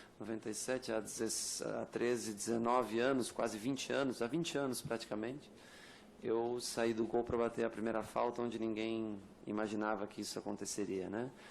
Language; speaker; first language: Portuguese; native; Portuguese